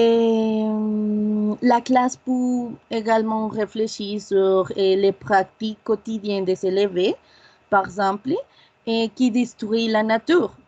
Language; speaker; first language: French; non-native, learner; Spanish